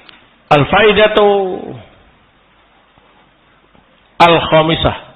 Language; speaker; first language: Arabic; non-native, fluent; Indonesian